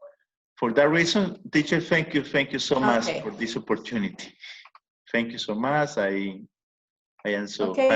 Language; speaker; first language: English; non-native, learner; Spanish